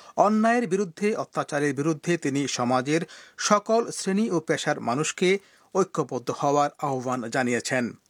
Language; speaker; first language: Bangla; native; Bangla